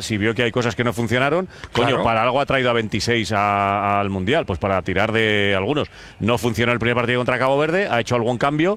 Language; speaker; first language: Spanish; native; Spanish